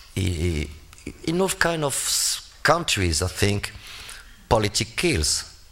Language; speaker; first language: English; non-native, fluent; Spanish